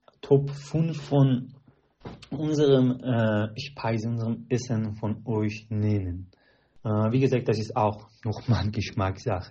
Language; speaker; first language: German; non-native, learner; Persian